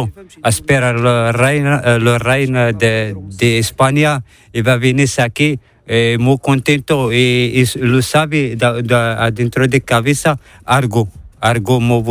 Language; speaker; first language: Spanish; non-native, learner; Arabic